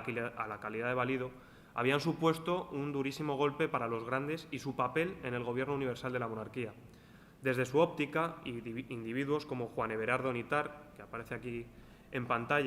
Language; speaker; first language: Spanish; native; Spanish